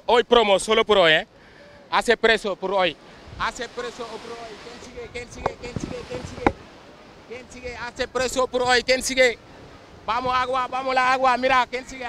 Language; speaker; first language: Spanish; non-native, learner; Wolof